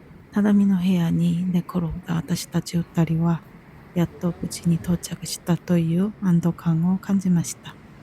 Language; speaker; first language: Japanese; non-native, fluent; Korean